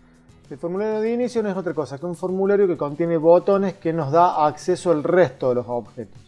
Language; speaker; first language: Spanish; native; Spanish